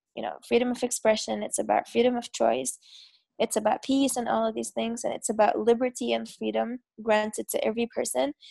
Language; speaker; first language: English; non-native, fluent; Arabic